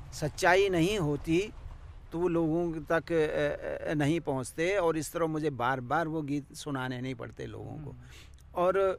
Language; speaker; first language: Hindi; non-native, local second language; Garhwali